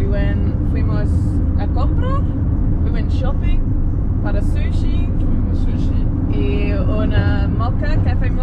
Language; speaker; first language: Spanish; non-native, learner; English